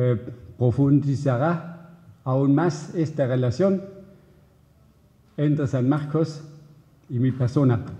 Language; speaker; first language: Spanish; non-native, fluent; German